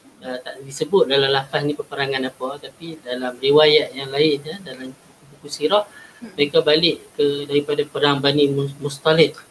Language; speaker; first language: Malay; native; Malay